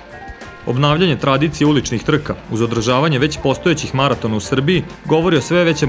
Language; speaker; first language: Serbian; native; Serbian